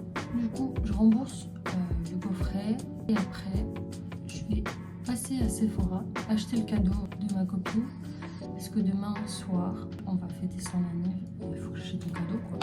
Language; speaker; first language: French; native; French